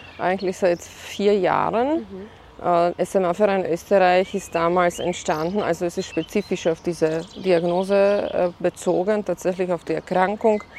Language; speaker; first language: German; non-native, fluent; Slovak